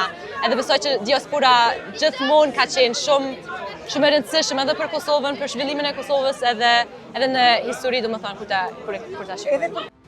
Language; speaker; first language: Albanian; early bilingual, heritage; Albanian